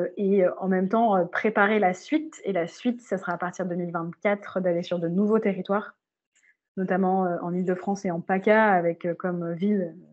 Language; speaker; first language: French; native; French